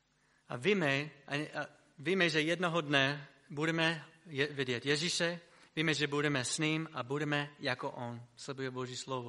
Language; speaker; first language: Czech; non-native, fluent; English